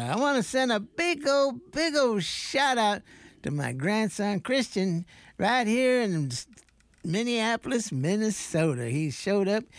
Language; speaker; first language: English; native; English